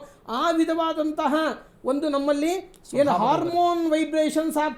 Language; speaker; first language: Kannada; native; Kannada